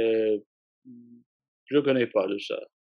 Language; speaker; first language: French; non-native, fluent; Russian